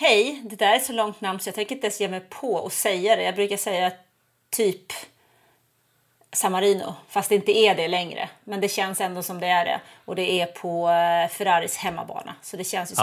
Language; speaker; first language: Swedish; native; Swedish